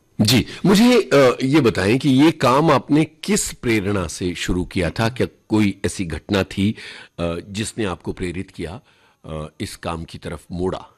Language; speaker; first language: Hindi; native; Hindi